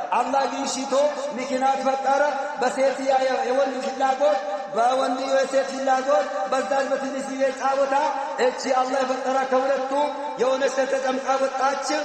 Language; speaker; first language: Amharic; non-native, local second language; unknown